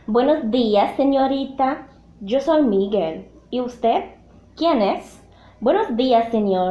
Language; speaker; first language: Spanish; non-native, learner; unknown